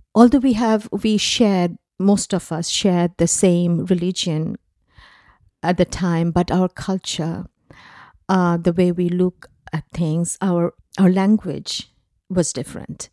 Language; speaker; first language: English; non-native, local second language; Bangla